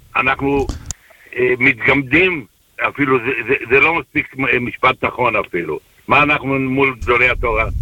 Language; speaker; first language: Hebrew; native; Hebrew